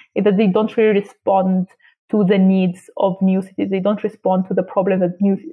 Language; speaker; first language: English; non-native, fluent; Arabic